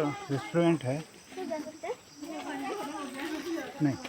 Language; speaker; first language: Hindi; native; Hindi